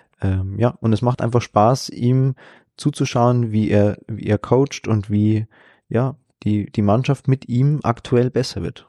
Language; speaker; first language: German; native; German